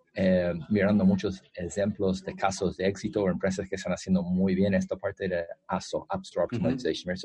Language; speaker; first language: Spanish; non-native, fluent; English